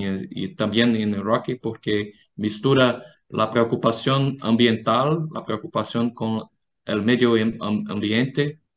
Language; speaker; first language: Spanish; non-native, fluent; Portuguese